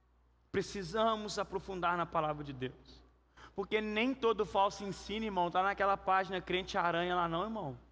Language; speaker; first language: Portuguese; native; Portuguese